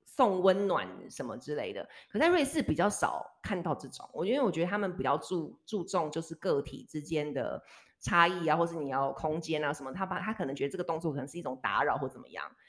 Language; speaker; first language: Chinese; native; Chinese